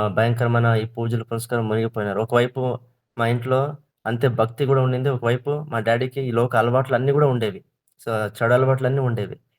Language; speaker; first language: Telugu; non-native, local second language; Kannada